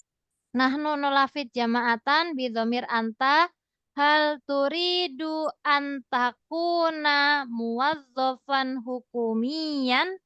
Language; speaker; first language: Arabic; non-native, fluent; Indonesian